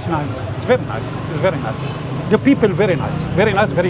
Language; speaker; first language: English; non-native, learner; Arabic